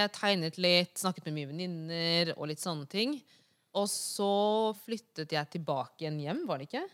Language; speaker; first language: Norwegian; early bilingual, other home language; Wolof